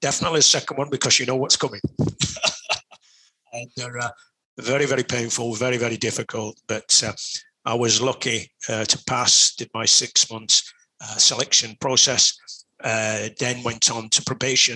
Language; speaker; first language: English; native; English